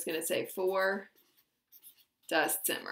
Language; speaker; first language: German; non-native, fluent; English